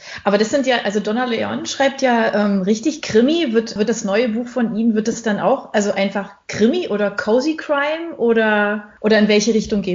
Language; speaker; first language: German; native; German